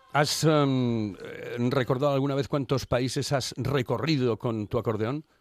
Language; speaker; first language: Spanish; native; Spanish